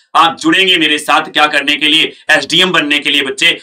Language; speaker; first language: Hindi; native; Hindi